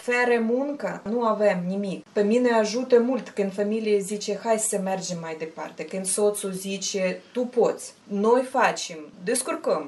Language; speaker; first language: Romanian; non-native, learner; Ukrainian